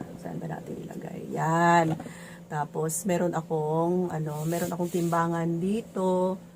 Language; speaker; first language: Filipino; native; Filipino